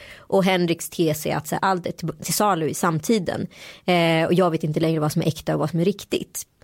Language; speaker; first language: Swedish; native; Swedish